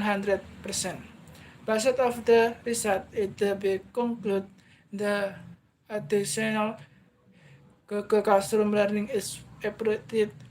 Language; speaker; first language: English; non-native, learner; Indonesian